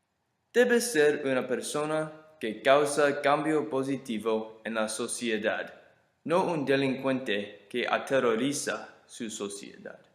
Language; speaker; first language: Spanish; non-native, learner; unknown